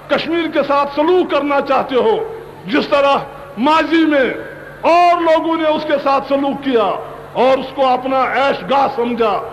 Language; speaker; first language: Urdu; non-native, local second language; Kashmiri